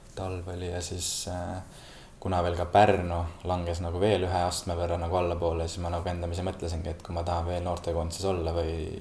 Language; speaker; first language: Estonian; native; Estonian